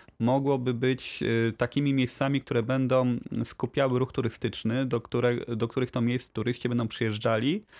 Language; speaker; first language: Polish; native; Polish